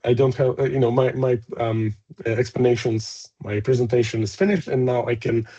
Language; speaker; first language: English; non-native, fluent; Polish